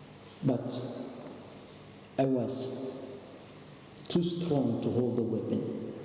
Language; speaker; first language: English; non-native, learner; Arabic